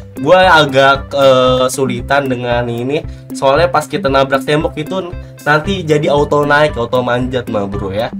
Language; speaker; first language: Indonesian; native; Indonesian